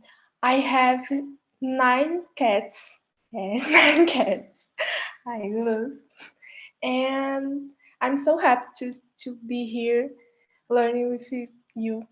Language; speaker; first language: English; non-native, learner; Portuguese